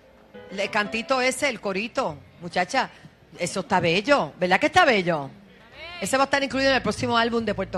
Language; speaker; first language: Spanish; native; Spanish